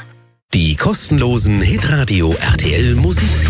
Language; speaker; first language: German; native; German